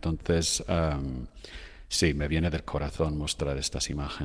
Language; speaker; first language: Spanish; non-native, fluent; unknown